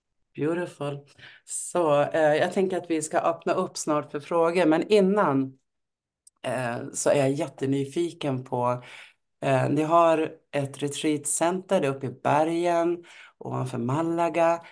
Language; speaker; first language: Swedish; native; Swedish